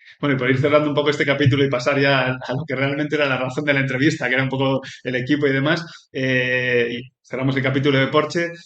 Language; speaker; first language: Spanish; native; Spanish